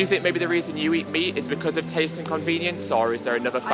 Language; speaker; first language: English; native; English